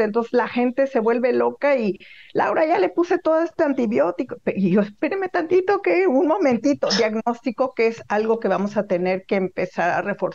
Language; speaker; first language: Spanish; native; Spanish